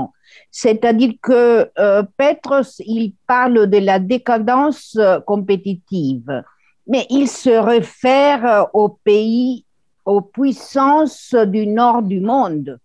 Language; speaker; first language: French; non-native, fluent; Italian